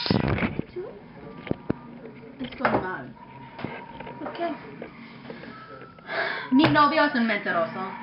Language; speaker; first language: Spanish; non-native, learner; English